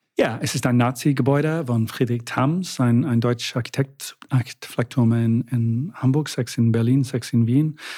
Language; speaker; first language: German; non-native, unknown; English